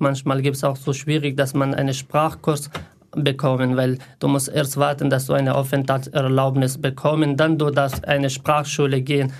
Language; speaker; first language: German; non-native, learner; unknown